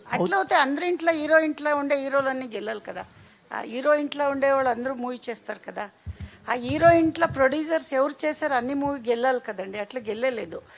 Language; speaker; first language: Telugu; non-native, local second language; Kannada